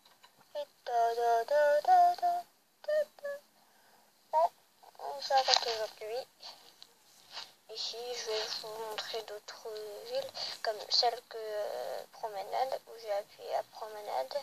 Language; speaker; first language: French; early bilingual, other home language; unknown